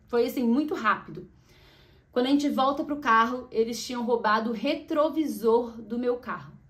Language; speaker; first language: Portuguese; native; Portuguese